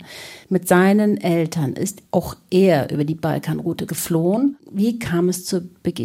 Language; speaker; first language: German; native; German